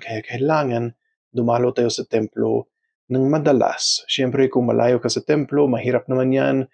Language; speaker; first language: Filipino; non-native, fluent; English